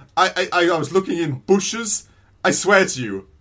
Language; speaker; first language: English; native; English